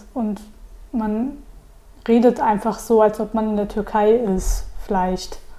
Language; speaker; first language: German; early bilingual, other home language; Turkish